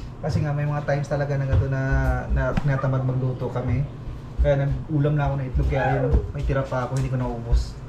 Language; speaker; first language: Filipino; native; Filipino